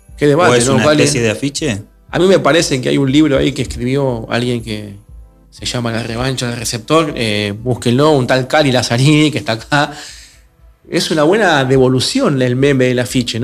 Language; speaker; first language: Spanish; native; Spanish